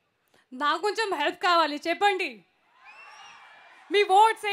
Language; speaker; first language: Telugu; non-native, learner; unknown